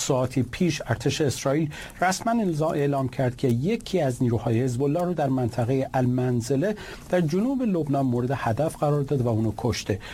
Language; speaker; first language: Persian; native; Persian